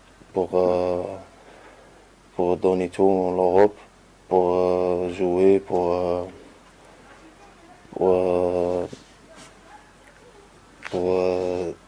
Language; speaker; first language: French; non-native, learner; Arabic